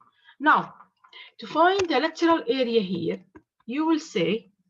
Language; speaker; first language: English; non-native, fluent; Arabic